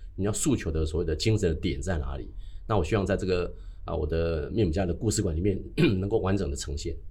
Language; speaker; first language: Chinese; native; Chinese